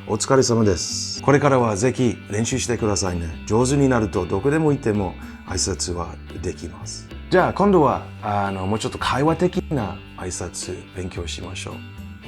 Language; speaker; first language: Japanese; non-native, fluent; English